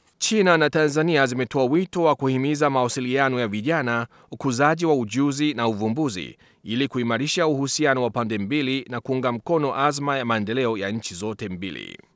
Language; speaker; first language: Swahili; non-native, fluent; Chinese